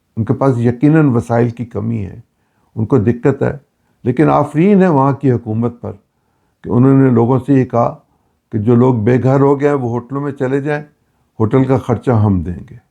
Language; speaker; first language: Urdu; native; Urdu